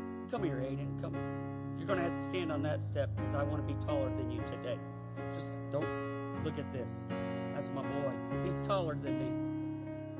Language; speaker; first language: English; native; English